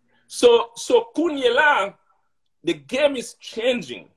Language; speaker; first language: English; non-native, fluent; Haitian Creole